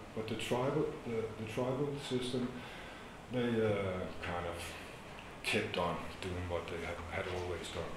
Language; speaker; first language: English; non-native, fluent; Danish